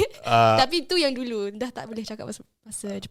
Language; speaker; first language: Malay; early bilingual, heritage; Malay